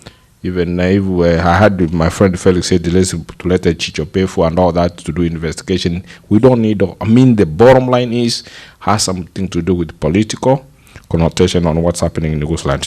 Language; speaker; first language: English; non-native, local second language; Gusii